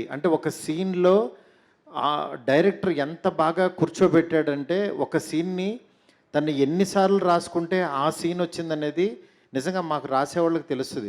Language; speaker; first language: Telugu; native; Telugu